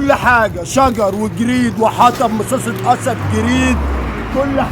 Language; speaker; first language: Arabic; native; Arabic